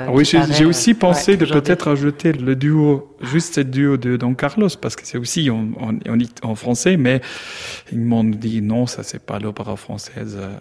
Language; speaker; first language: French; non-native, learner; German